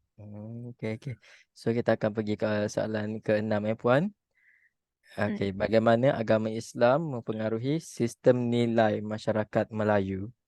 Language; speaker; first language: Malay; native; Malay